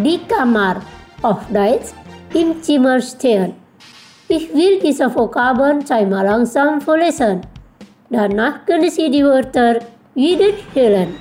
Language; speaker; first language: German; non-native, fluent; Indonesian